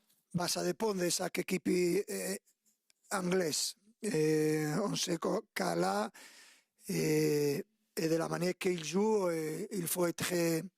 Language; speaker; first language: French; non-native, fluent; Spanish